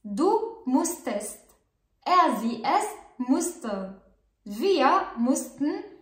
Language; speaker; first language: German; non-native, fluent; Arabic